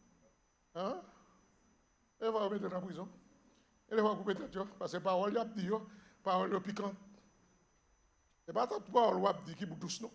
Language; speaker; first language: French; non-native, local second language; Haitian Creole